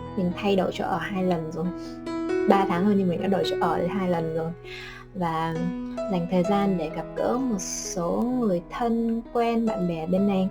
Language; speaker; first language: Vietnamese; native; Vietnamese